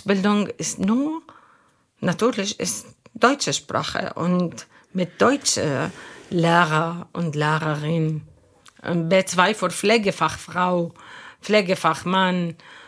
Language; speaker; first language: German; non-native, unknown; Arabic